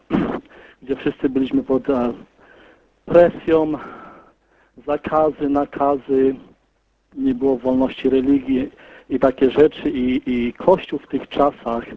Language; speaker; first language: Polish; early bilingual, heritage; Polish